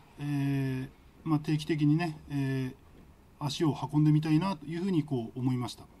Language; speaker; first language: Japanese; native; Japanese